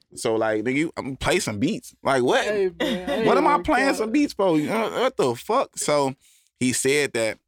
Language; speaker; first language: English; native; English